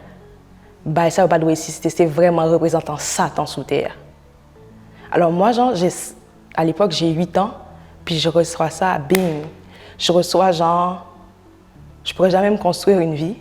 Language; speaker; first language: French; non-native, local second language; Haitian Creole